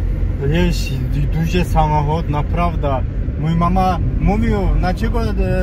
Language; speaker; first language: Polish; non-native, learner; Turkish